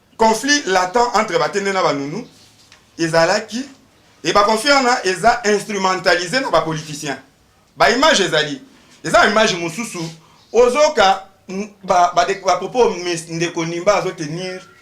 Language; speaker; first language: Lingala; native; Lingala